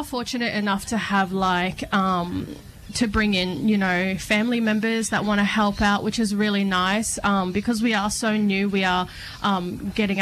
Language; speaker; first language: English; native; English